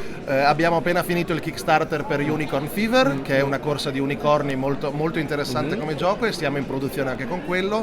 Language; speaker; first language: Italian; native; Italian